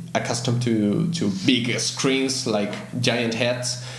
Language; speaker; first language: English; non-native, fluent; Spanish